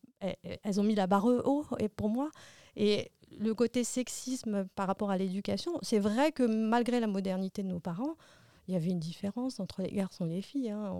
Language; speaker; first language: French; early bilingual, other home language; Arabic